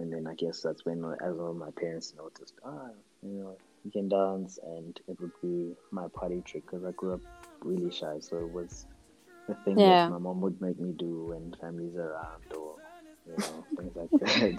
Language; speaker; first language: English; non-native, local second language; Xhosa